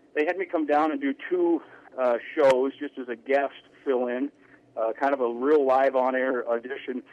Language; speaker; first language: English; native; English